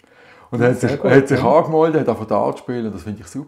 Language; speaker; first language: German; native; German